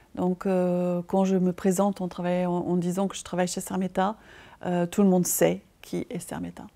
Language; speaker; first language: French; non-native, fluent; German